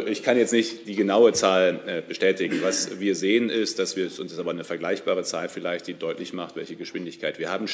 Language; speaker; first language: German; native; German